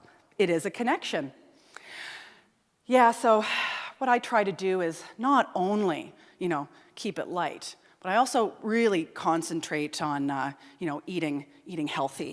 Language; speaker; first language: English; native; English